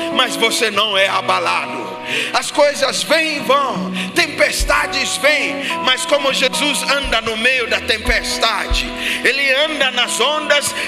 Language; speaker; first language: Portuguese; non-native, fluent; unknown